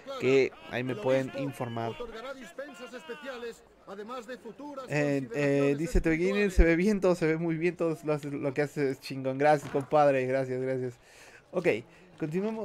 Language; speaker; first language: Spanish; native; Spanish